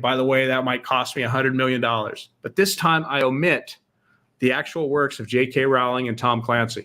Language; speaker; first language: English; native; English